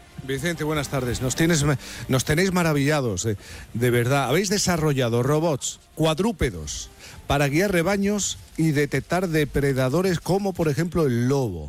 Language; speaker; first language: Spanish; native; Spanish